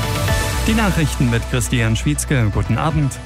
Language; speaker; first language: German; native; German